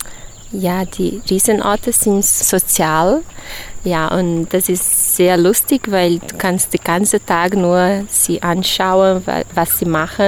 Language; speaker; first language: German; non-native, learner; Portuguese